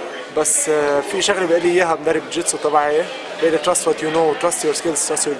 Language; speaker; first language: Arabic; early bilingual, heritage; Arabic